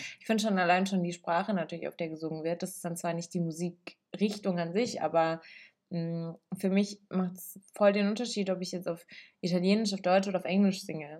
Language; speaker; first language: German; early bilingual, other home language; Italian